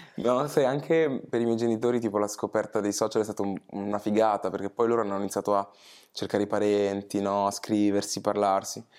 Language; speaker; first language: Italian; early bilingual, other home language; Portuguese